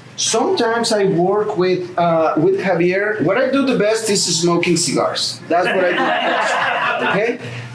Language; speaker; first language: English; non-native, fluent; Spanish